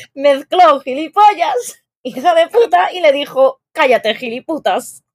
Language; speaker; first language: Spanish; early bilingual, other home language; Arabic